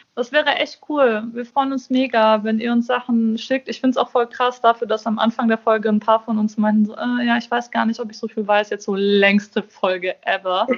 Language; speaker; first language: German; early bilingual, other home language; Persian